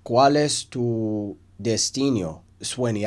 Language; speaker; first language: Spanish; non-native, learner; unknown